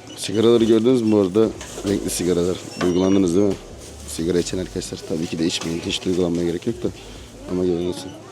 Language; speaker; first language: Turkish; native; Turkish